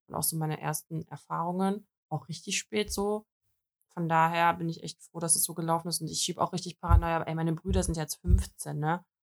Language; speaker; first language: German; early bilingual, other home language; Russian